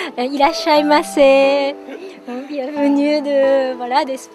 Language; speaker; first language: French; non-native, fluent; Japanese